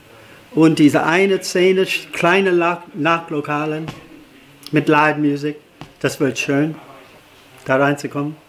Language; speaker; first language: German; non-native, fluent; English